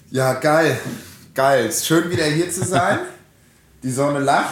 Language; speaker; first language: German; native; German